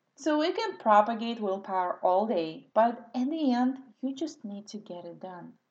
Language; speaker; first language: English; non-native, fluent; Russian